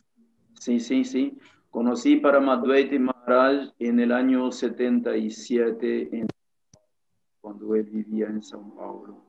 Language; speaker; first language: Spanish; non-native, learner; Portuguese